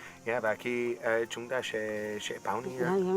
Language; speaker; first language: Vietnamese; non-native, fluent; English